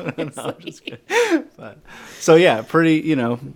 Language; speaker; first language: English; native; English